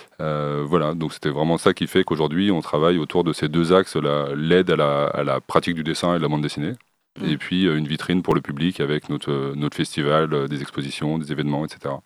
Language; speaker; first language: French; native; French